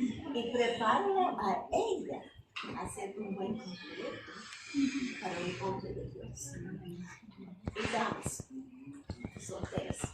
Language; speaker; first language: Spanish; non-native, fluent; English